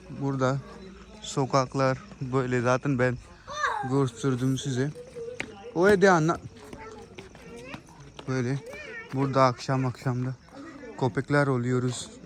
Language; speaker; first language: Turkish; non-native, learner; Punjabi